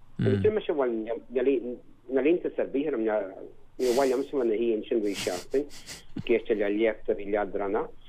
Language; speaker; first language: Irish; native; Irish